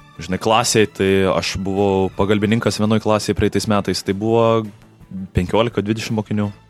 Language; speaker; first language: Lithuanian; early bilingual, heritage; Lithuanian